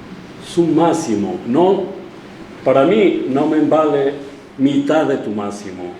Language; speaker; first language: Spanish; non-native, fluent; Portuguese